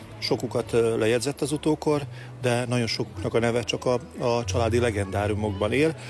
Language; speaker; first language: Hungarian; native; Hungarian